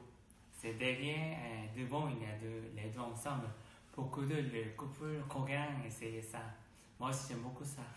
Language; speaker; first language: French; non-native, learner; Korean